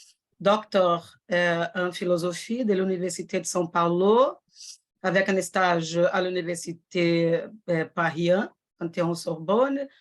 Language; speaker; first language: French; non-native, fluent; Portuguese